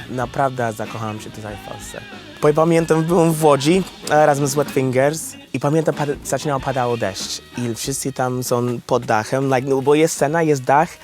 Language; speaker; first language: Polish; non-native, learner; English